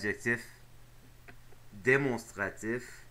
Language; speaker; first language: French; non-native, local second language; English